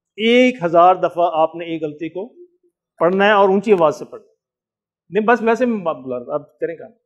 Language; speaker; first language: Urdu; native; Urdu